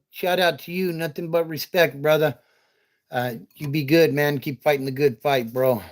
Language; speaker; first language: English; native; English